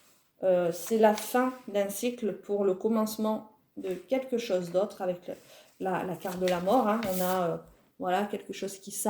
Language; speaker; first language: French; native; French